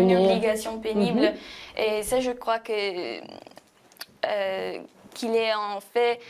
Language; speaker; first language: French; non-native, fluent; Arabic